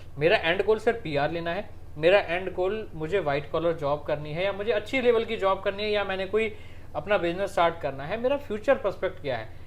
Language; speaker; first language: Hindi; non-native, local second language; Punjabi